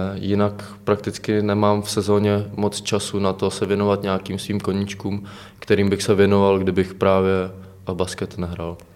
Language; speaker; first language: Czech; native; Czech